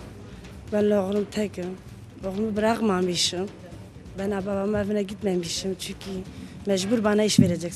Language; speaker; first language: Turkish; non-native, local second language; Kurdish